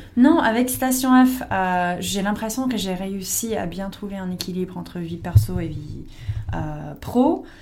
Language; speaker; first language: French; non-native, fluent; English